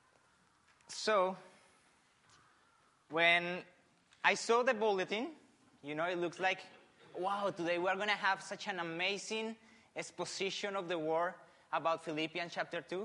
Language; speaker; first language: English; non-native, fluent; Spanish